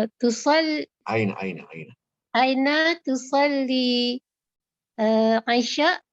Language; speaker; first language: Arabic; non-native, learner; Malay